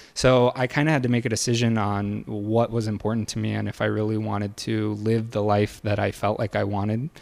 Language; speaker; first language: English; native; English